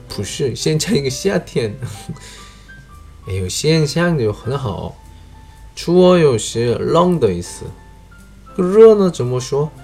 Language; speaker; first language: Chinese; non-native, learner; Korean